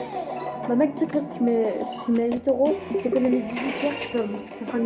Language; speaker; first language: French; native; French